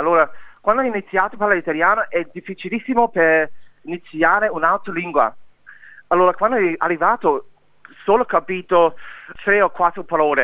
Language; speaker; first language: Italian; non-native, learner; English